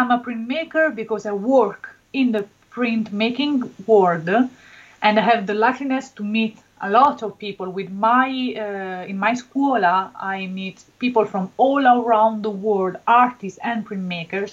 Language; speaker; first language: English; non-native, learner; Italian